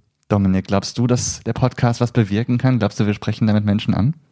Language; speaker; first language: German; native; German